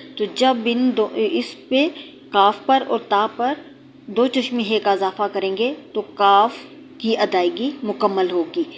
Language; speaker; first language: Urdu; native; Urdu